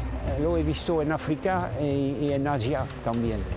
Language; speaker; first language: Spanish; non-native, fluent; French